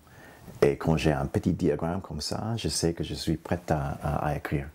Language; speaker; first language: French; non-native, fluent; English